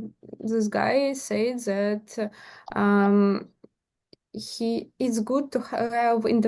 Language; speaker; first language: English; non-native, learner; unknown